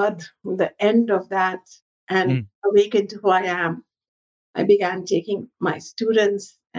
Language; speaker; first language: English; non-native, local second language; Hindi